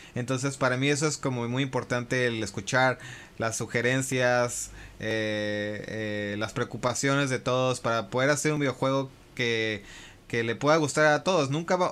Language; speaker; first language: Spanish; early bilingual, heritage; Spanish